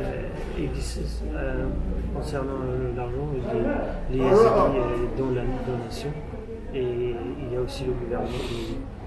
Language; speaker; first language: French; non-native, fluent; Central Kurdish